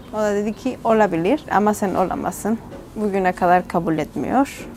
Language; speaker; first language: Turkish; non-native, learner; Spanish